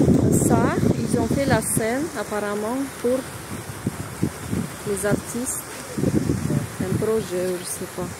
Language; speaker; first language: French; non-native, fluent; Russian